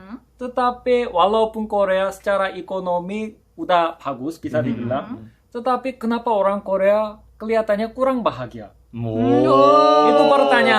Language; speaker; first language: Indonesian; non-native, fluent; Korean